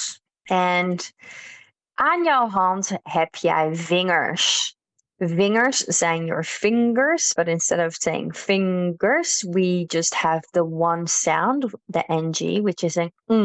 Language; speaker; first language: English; non-native, fluent; Dutch